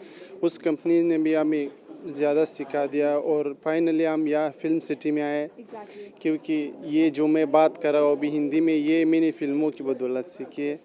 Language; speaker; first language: Hindi; non-native, fluent; Pashto